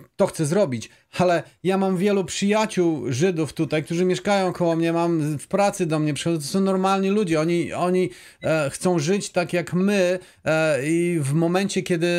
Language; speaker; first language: Polish; native; Polish